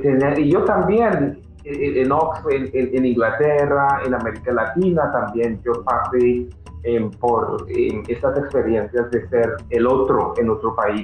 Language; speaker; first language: Spanish; non-native, fluent; English